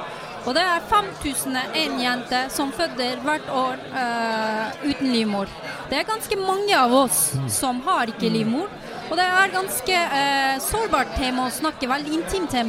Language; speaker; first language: Norwegian; non-native, fluent; Turkish